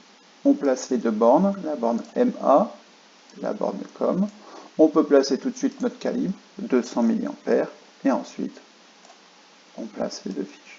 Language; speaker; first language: French; native; French